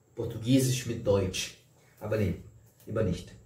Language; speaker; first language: German; non-native, fluent; Portuguese